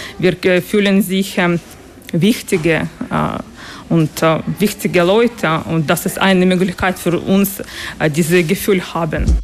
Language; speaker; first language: German; non-native, learner; Russian